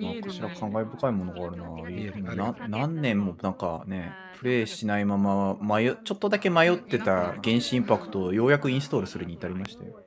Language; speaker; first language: Japanese; native; Japanese